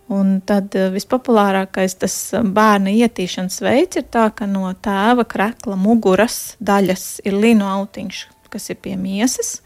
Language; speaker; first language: Latvian; native; Latvian